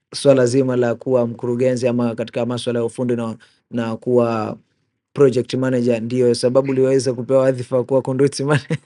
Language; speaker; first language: Swahili; native; Swahili